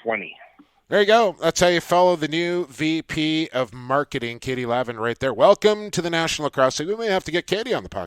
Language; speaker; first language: English; native; English